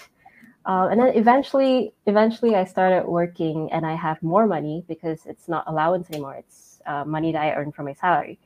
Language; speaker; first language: English; non-native, local second language; Min Nan Chinese